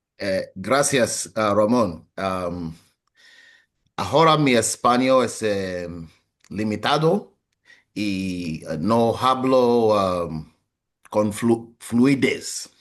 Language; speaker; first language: Spanish; non-native, learner; English